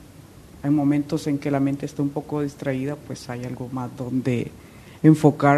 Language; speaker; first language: Spanish; native; Spanish